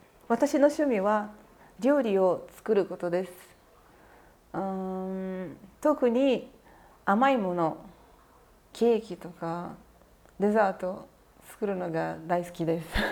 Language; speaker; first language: Japanese; non-native, learner; Portuguese